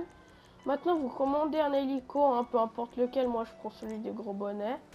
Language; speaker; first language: French; native; French